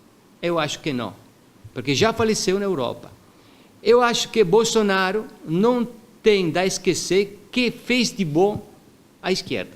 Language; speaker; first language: Portuguese; non-native, fluent; Italian